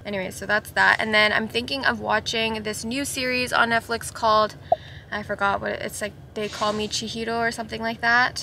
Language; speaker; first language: English; early bilingual, other home language; Japanese